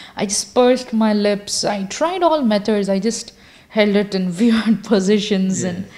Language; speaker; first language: English; non-native, local second language; Kannada